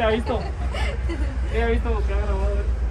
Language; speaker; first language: Spanish; native; Spanish